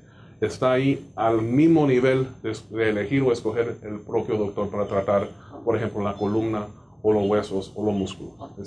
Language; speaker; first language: Spanish; native; Spanish